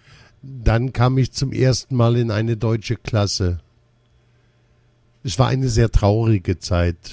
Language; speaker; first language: German; early bilingual, other home language; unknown